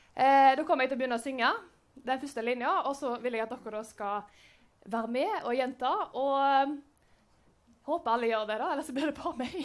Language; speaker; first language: Norwegian; native; Norwegian